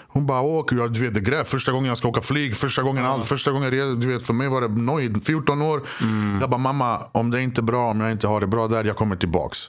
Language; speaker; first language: Swedish; early bilingual, other home language; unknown